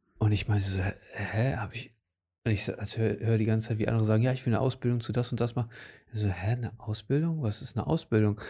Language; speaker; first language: German; native; German